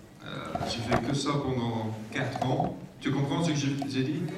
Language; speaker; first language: French; non-native, fluent; English